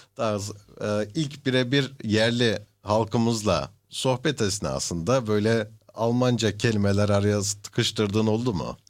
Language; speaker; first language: Turkish; early bilingual, heritage; Turkish